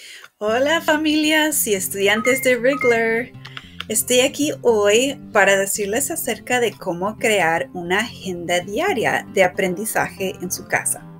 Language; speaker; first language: Spanish; non-native, fluent; English